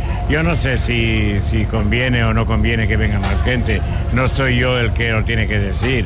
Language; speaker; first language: Spanish; native; Spanish